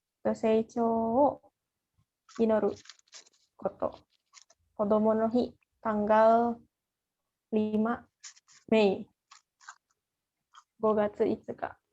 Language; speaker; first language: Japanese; non-native, fluent; Indonesian